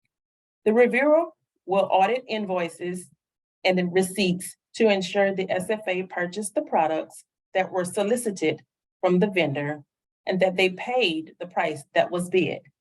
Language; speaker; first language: English; native; English